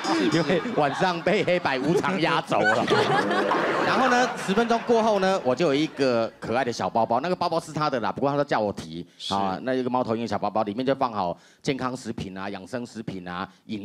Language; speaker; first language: Chinese; native; Chinese